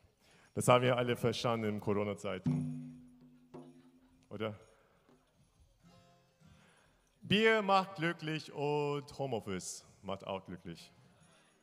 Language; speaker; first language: German; non-native, fluent; Turkish